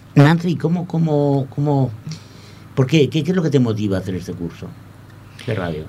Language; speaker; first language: Spanish; non-native, local second language; Catalan